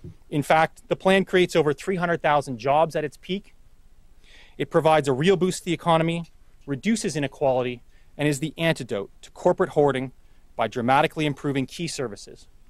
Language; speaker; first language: English; native; English